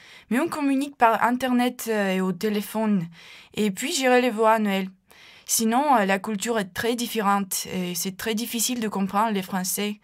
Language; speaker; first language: French; non-native, fluent; Ukrainian